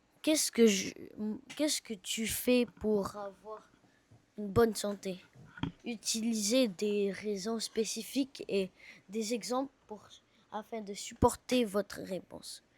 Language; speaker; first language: French; non-native, learner; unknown